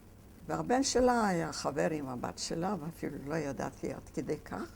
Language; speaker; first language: Hebrew; non-native, fluent; Yiddish